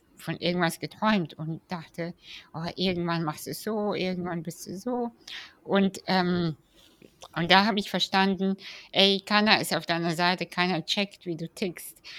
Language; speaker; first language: German; early bilingual, other home language; Russian